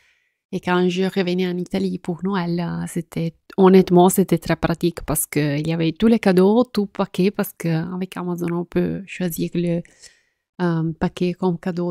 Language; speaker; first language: French; non-native, fluent; Italian